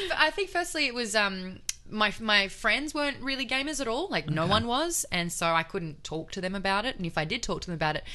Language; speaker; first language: English; native; English